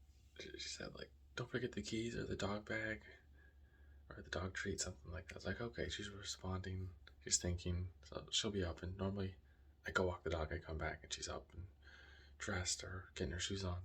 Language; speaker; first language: English; native; English